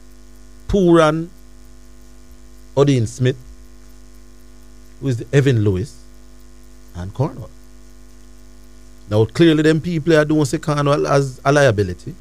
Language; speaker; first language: English; native; English